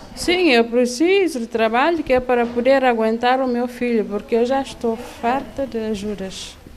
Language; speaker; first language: Portuguese; non-native, local second language; Upper Guinea Crioulo